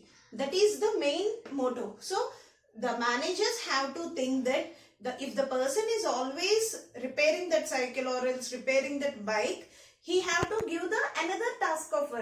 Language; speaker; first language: English; non-native, local second language; Telugu